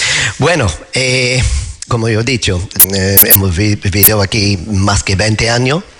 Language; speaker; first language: Spanish; non-native, learner; English